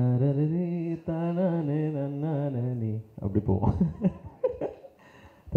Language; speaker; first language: Tamil; native; Tamil